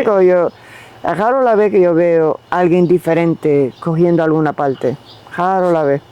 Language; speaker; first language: Spanish; early bilingual, heritage; Spanish